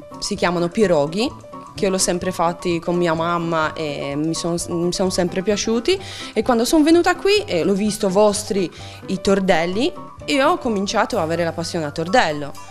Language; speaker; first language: Italian; non-native, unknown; Polish